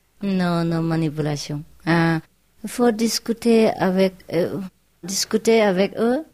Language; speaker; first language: French; non-native, learner; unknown